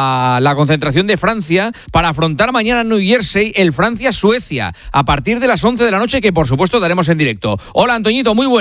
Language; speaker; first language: Spanish; native; Spanish